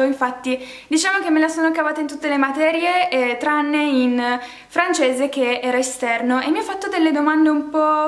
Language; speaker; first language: Italian; native; Italian